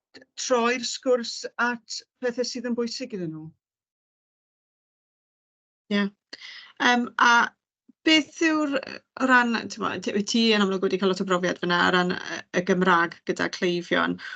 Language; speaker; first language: Welsh; native; Welsh